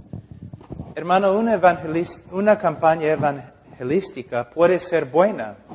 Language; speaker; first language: Spanish; non-native, fluent; English